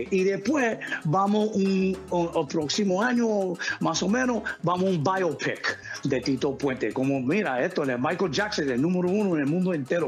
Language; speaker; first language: Spanish; early bilingual, heritage; English